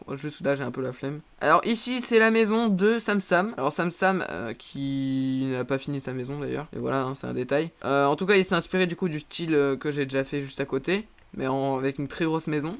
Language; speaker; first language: French; native; French